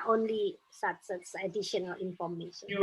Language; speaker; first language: English; non-native, fluent; Indonesian